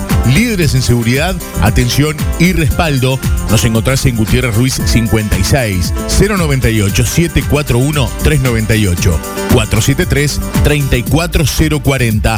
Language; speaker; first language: Spanish; native; Spanish